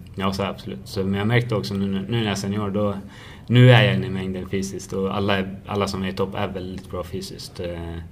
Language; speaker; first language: Swedish; native; Swedish